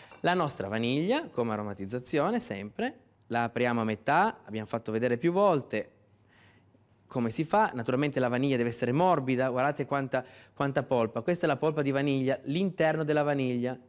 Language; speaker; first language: Italian; native; Italian